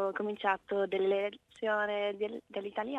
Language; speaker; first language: Italian; non-native, learner; English